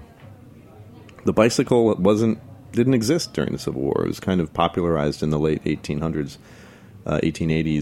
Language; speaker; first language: English; native; English